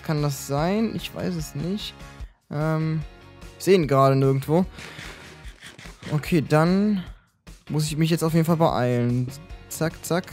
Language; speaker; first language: German; native; German